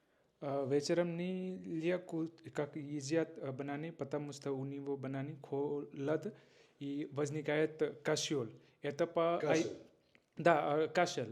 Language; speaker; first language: Russian; non-native, learner; Hindi